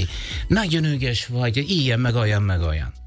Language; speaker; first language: Hungarian; non-native, fluent; Italian